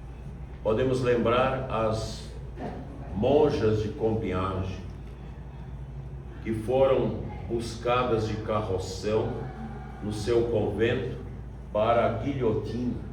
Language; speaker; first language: Portuguese; native; Portuguese